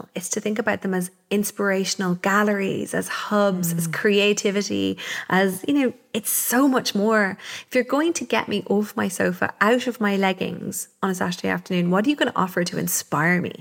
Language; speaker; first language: English; native; English